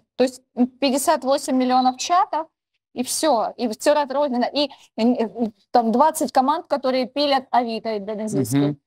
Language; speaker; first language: Russian; native; Russian